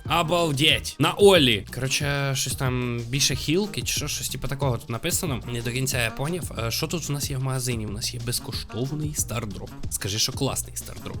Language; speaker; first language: Ukrainian; non-native, local second language; Russian